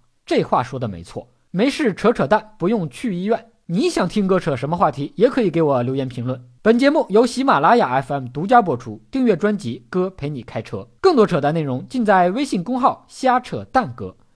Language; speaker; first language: Chinese; native; Chinese